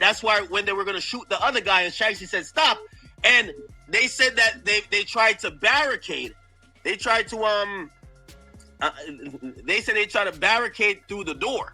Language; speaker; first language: English; native; English